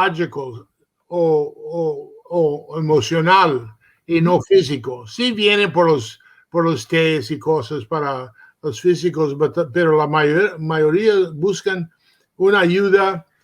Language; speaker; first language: Spanish; early bilingual, heritage; Spanish